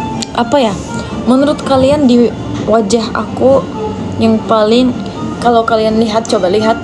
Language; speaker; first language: Indonesian; native; Indonesian